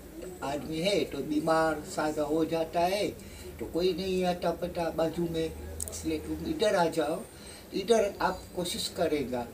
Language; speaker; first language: Hindi; early bilingual, heritage; Hindi